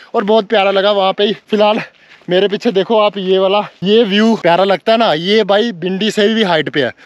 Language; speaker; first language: Hindi; native; Hindi